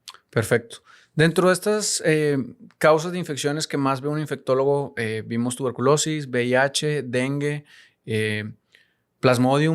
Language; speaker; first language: Spanish; native; Spanish